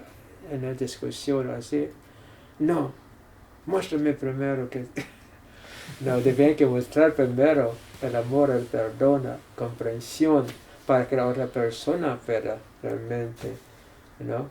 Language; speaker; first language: Spanish; non-native, fluent; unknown